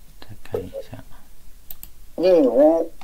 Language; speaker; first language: Chinese; non-native, learner; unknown